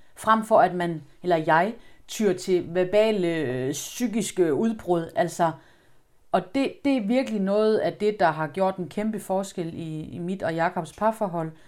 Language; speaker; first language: Danish; native; Danish